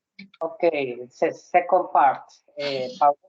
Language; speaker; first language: English; non-native, learner; Spanish